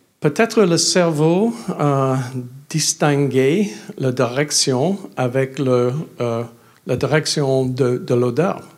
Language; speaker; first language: French; non-native, learner; English